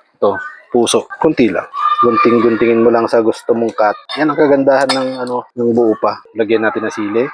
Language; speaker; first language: Filipino; native; Filipino